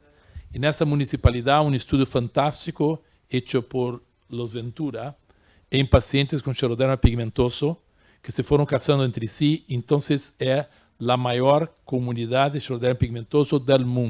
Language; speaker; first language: Spanish; non-native, fluent; Portuguese